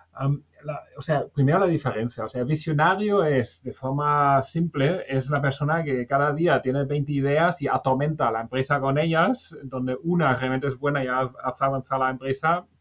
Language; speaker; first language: Spanish; non-native, fluent; German